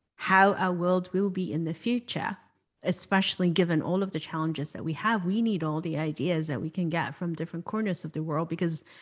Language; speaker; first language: English; non-native, local second language; Cantonese